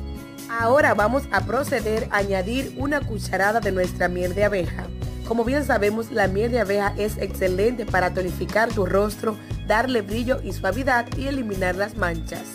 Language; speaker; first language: Spanish; native; Spanish